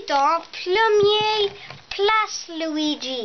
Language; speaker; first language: French; non-native, learner; English